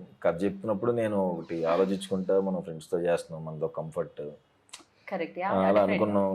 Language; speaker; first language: Telugu; native; Telugu